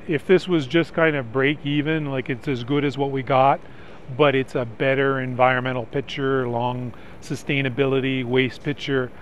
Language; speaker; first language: English; native; English